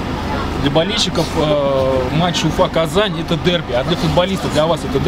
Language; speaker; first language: Russian; native; Russian